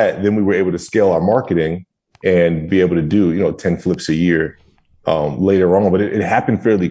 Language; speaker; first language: English; native; English